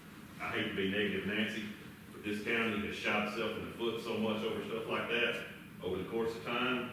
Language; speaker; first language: English; native; English